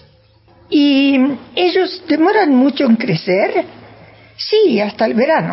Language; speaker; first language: Spanish; native; Spanish